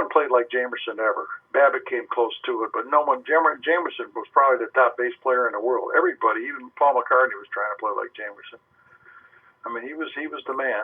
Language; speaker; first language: English; native; English